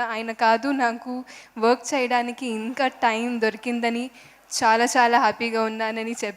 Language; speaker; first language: Telugu; non-native, local second language; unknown